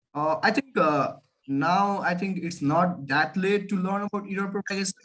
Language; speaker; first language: English; non-native, local second language; Nepali